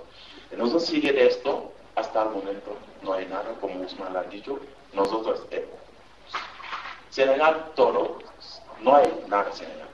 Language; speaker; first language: Spanish; non-native, learner; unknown